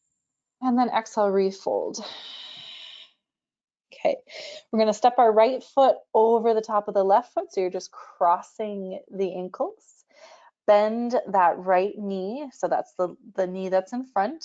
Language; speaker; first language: English; native; English